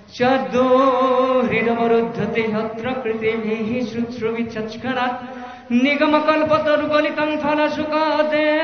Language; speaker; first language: Assamese; native; Assamese